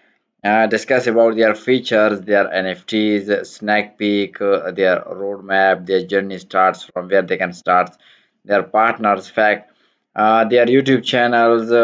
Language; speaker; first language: English; non-native, learner; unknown